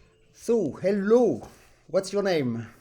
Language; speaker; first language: English; non-native, fluent; French